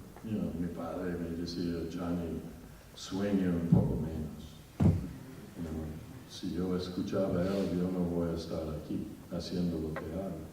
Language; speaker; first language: Spanish; non-native, fluent; English